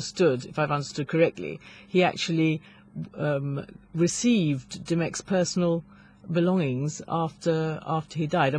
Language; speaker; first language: English; non-native, local second language; Maltese